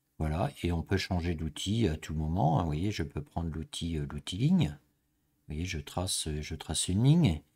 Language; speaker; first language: French; native; French